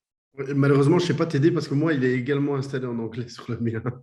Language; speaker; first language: French; native; French